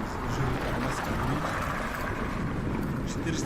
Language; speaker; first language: Russian; native; Russian